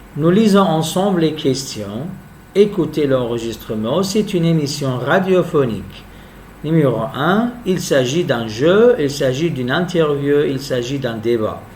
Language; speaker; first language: French; non-native, local second language; Arabic